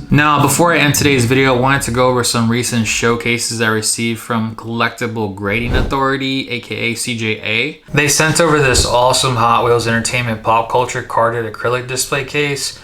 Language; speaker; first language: English; native; English